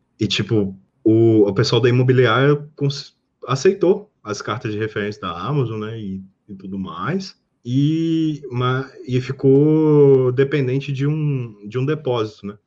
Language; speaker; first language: Portuguese; native; Portuguese